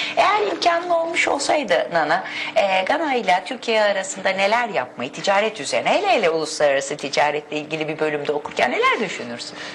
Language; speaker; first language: Turkish; native; Turkish